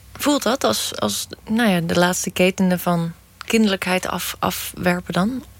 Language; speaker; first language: Dutch; native; Dutch